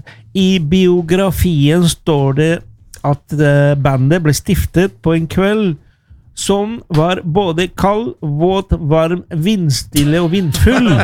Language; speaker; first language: Norwegian; non-native, fluent; Spanish